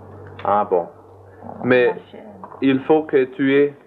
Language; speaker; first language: French; non-native, learner; Danish